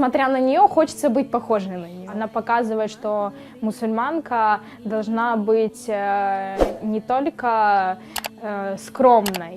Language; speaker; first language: Russian; native; Russian